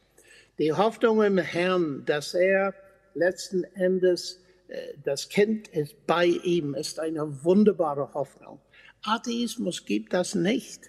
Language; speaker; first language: German; non-native, fluent; English